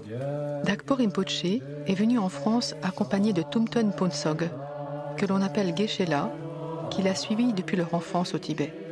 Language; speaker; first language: French; native; French